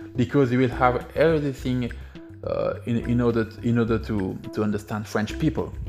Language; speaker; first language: English; non-native, fluent; French